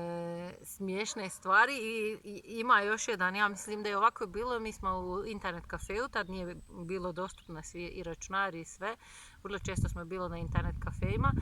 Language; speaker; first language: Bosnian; non-native, fluent; Turkish